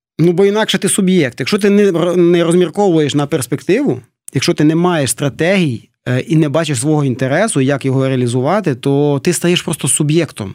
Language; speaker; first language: Ukrainian; native; Ukrainian